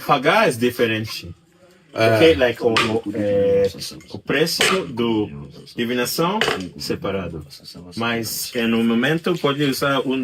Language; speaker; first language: Portuguese; non-native, learner; English